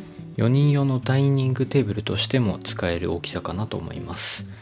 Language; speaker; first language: Japanese; native; Japanese